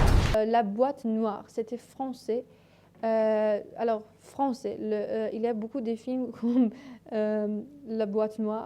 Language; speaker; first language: French; non-native, learner; Persian